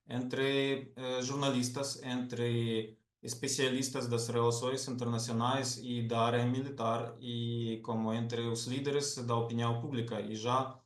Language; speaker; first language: Portuguese; non-native, fluent; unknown